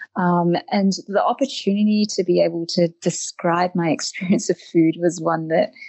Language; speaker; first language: English; native; English